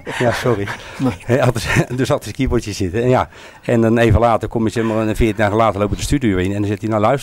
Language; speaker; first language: Dutch; native; Dutch